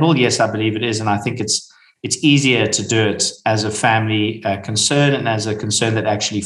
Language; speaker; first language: English; native; English